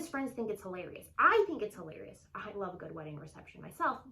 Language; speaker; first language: English; native; English